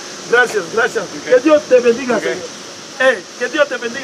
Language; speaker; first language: Spanish; non-native, learner; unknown